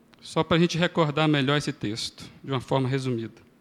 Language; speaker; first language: Portuguese; native; Portuguese